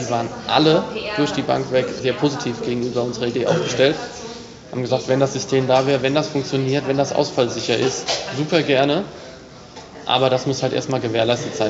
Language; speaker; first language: German; native; German